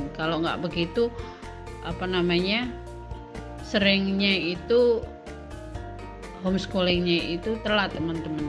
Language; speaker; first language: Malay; non-native, local second language; Javanese